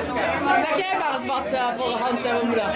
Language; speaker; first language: Dutch; native; Dutch